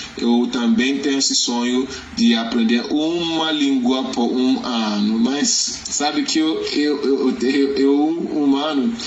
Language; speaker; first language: Portuguese; non-native, learner; Yoruba